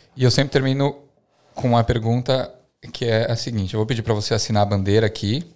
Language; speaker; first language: Portuguese; native; Portuguese